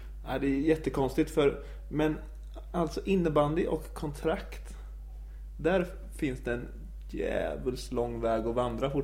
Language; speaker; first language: Swedish; native; Swedish